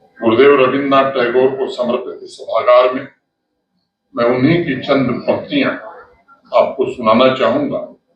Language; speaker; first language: Hindi; native; Hindi